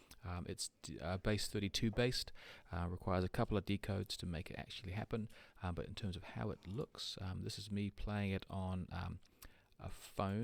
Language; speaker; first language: English; native; English